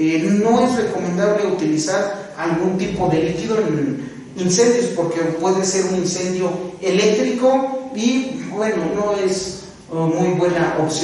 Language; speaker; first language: Spanish; native; Spanish